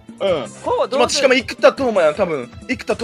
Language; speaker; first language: Japanese; native; Japanese